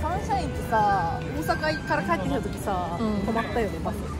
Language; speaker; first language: Japanese; native; Japanese